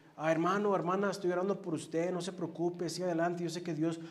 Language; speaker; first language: Spanish; early bilingual, heritage; Spanish